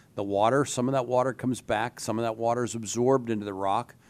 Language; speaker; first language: English; native; English